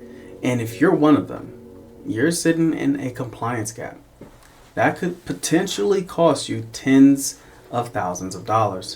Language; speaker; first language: English; native; English